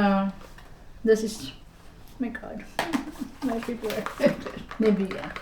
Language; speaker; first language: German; non-native, learner; Cebuano